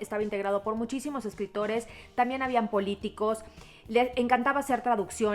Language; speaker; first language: Spanish; native; Spanish